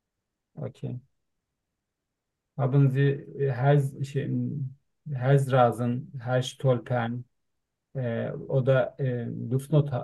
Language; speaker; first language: German; non-native, learner; Turkish